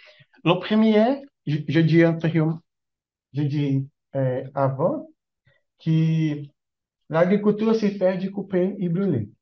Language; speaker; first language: French; non-native, learner; Portuguese